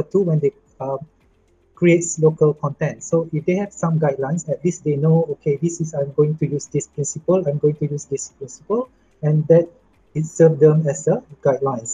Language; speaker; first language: English; non-native, local second language; Malay